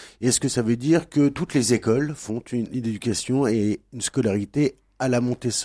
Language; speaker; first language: French; native; French